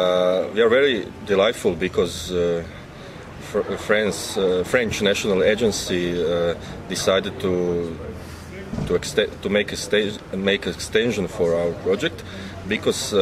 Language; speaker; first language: English; non-native, learner; Croatian